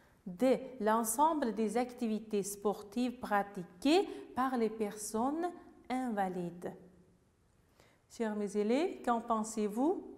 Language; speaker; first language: French; non-native, fluent; Uzbek